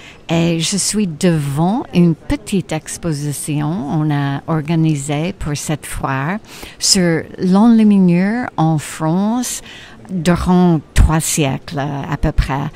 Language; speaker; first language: French; non-native, fluent; English